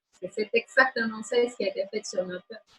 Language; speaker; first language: French; native; French